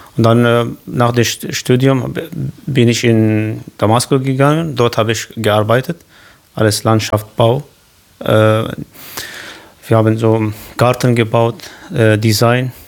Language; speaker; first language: German; non-native, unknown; Kurdish